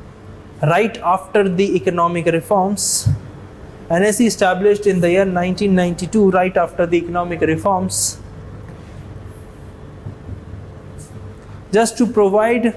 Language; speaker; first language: English; non-native, local second language; Hindi